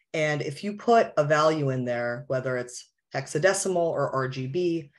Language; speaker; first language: English; native; English